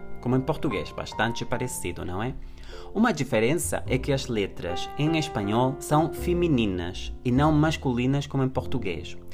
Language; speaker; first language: Portuguese; non-native, fluent; Spanish